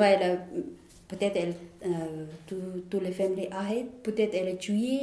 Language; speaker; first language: French; non-native, learner; Tibetan